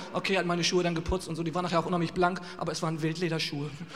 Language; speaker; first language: German; native; German